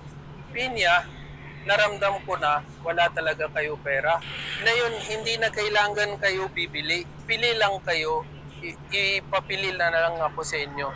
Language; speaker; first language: Filipino; non-native, learner; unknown